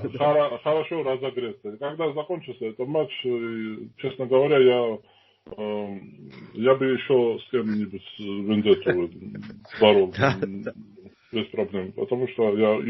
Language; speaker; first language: Russian; non-native, fluent; Georgian